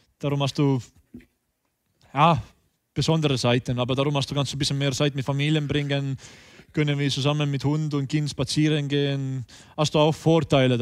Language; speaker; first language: German; non-native, learner; Estonian